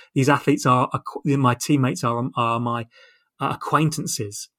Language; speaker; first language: English; native; English